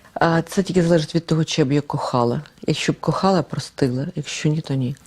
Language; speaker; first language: Ukrainian; non-native, local second language; Russian